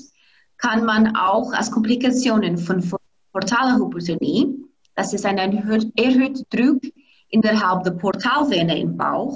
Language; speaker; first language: German; non-native, fluent; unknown